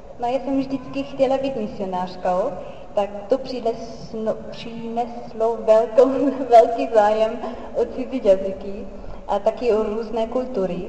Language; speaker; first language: Czech; non-native, fluent; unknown